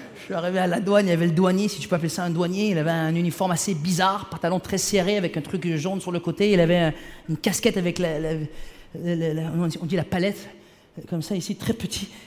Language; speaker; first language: French; early bilingual, other home language; Arabic